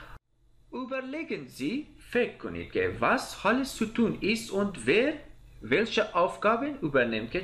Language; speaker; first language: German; non-native, fluent; Persian